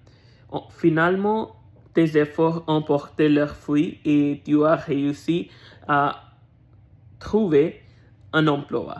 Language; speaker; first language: French; non-native, learner; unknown